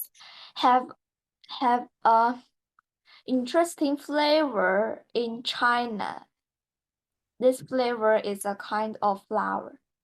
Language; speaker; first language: English; non-native, learner; Chinese